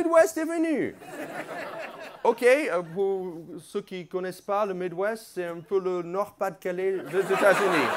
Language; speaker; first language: French; non-native, fluent; English